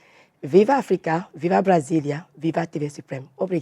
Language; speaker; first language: Portuguese; non-native, learner; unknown